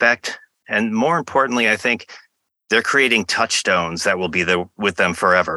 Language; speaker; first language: English; native; English